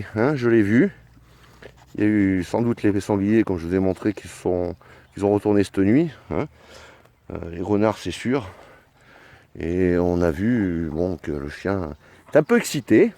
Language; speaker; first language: French; native; French